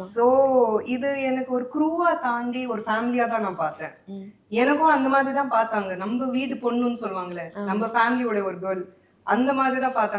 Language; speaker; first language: Tamil; non-native, local second language; Hindi